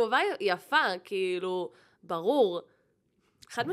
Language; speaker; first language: Hebrew; native; Hebrew